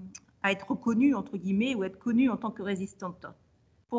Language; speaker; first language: French; native; French